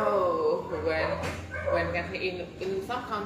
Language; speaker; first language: English; non-native, learner; Indonesian